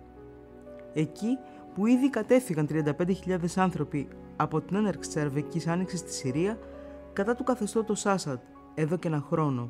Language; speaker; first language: Greek; native; Greek